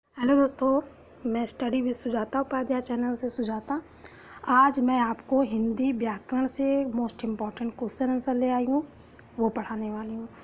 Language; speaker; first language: Hindi; native; Hindi